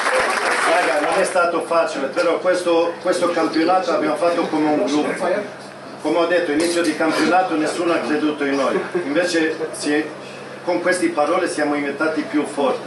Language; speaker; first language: Italian; non-native, fluent; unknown